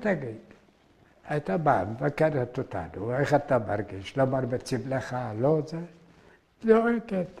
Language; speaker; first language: Hebrew; early bilingual, other home language; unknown